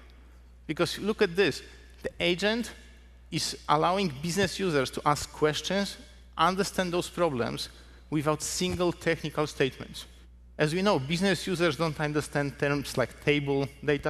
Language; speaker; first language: English; non-native, fluent; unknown